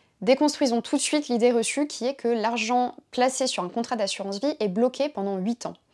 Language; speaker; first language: French; native; French